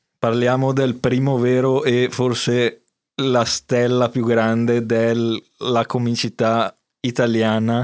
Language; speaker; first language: Italian; native; Italian